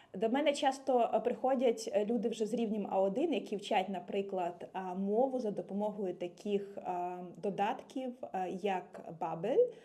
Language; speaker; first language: Ukrainian; native; Ukrainian